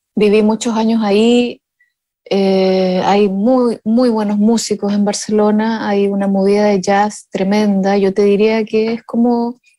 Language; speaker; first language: Spanish; native; Spanish